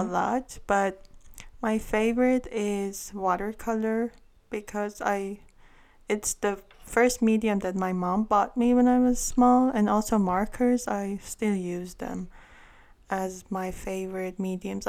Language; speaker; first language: English; non-native, fluent; Armenian